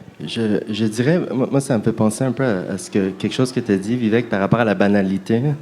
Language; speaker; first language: French; native; French